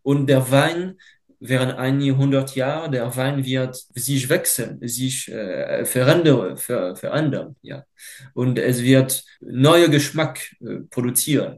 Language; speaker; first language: German; non-native, fluent; French